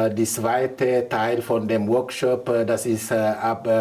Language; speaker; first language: German; non-native, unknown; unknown